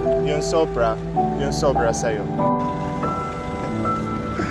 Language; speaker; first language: Filipino; non-native, learner; German